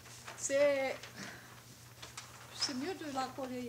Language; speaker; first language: French; non-native, fluent; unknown